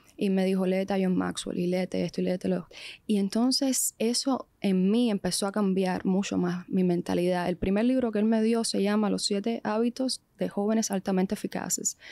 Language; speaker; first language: Spanish; native; Spanish